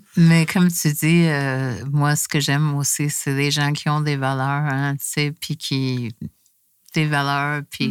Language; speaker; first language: French; non-native, fluent; English